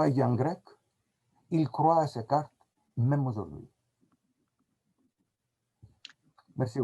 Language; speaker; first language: French; non-native, fluent; Greek